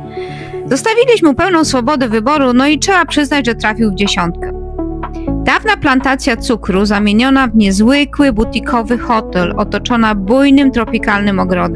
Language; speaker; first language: Polish; native; Polish